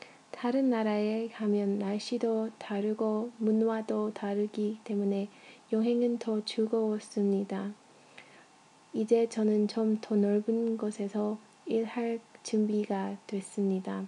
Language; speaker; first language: Korean; non-native, learner; English